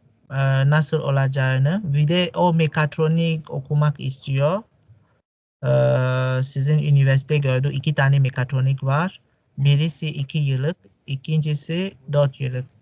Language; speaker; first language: Turkish; non-native, fluent; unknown